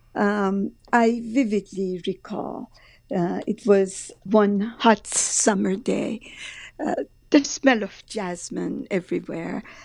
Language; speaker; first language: English; non-native, fluent; Persian